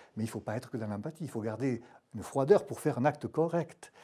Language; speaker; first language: French; native; French